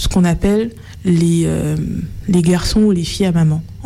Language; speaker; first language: French; native; French